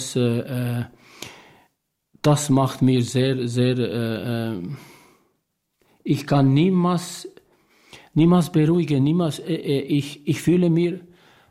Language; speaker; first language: German; non-native, learner; Albanian